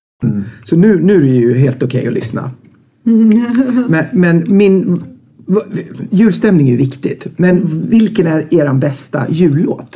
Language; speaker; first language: Swedish; native; Swedish